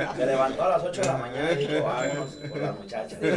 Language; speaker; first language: Spanish; non-native, local second language; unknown